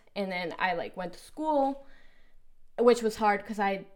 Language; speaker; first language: English; early bilingual, other home language; Spanish